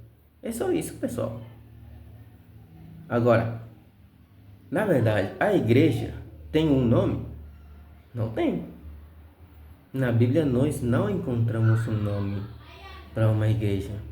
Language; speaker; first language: Portuguese; non-native, fluent; Spanish